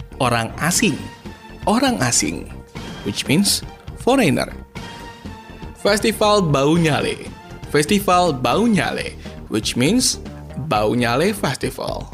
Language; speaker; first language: English; non-native, local second language; Indonesian